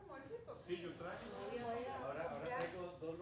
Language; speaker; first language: Spanish; native; Spanish